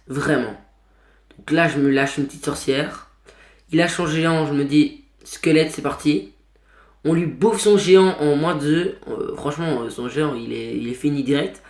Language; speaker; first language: French; native; French